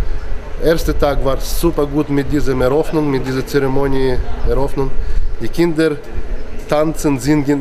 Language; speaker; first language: German; non-native, learner; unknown